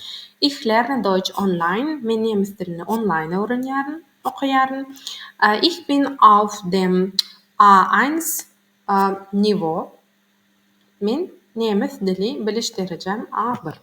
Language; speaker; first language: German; non-native, learner; Turkmen